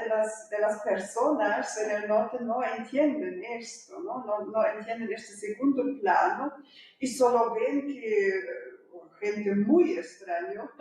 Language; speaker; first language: Spanish; non-native, fluent; German